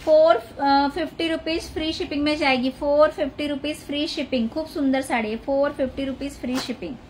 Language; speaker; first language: Hindi; non-native, local second language; Marathi